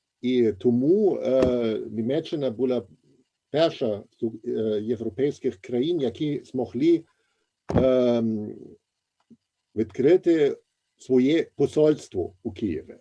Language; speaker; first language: Ukrainian; non-native, fluent; German